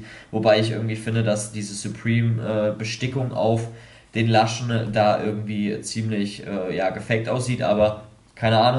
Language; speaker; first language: German; native; German